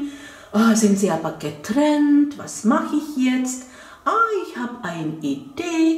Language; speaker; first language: German; non-native, fluent; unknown